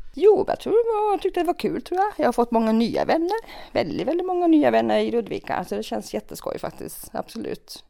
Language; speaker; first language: Swedish; early bilingual, other home language; Finnish